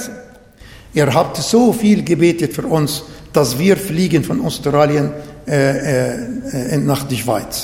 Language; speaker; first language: German; non-native, fluent; Arabic